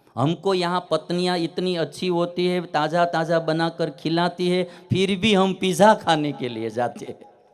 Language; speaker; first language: Hindi; non-native, local second language; Gujarati